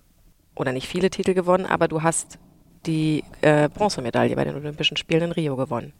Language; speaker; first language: German; native; German